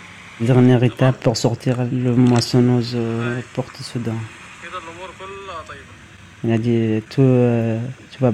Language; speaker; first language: French; non-native, learner; Arabic